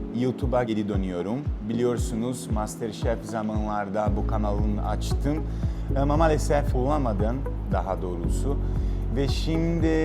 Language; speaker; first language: Turkish; non-native, learner; Portuguese